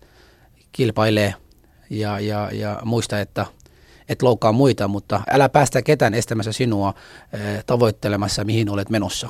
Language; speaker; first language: Finnish; non-native, fluent; Somali